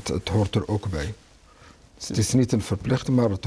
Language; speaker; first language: Dutch; early bilingual, other home language; Arabic